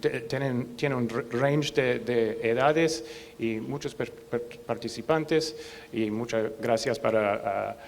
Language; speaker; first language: Spanish; non-native, learner; English